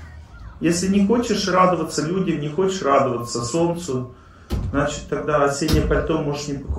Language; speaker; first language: Russian; native; Russian